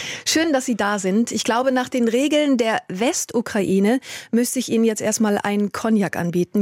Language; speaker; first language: German; native; German